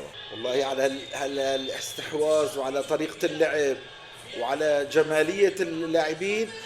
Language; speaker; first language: Arabic; native; Arabic